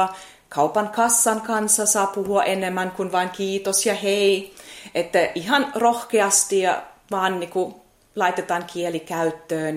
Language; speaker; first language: Finnish; non-native, fluent; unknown